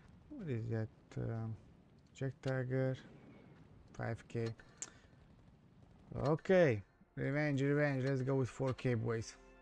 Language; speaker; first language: English; non-native, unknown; Italian